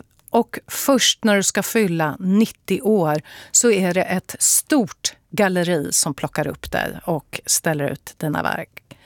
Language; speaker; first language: Swedish; native; Swedish